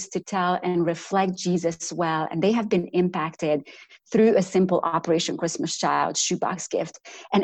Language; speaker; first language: English; non-native, fluent; Romanian